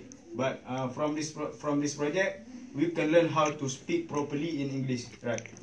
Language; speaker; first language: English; non-native, learner; Malay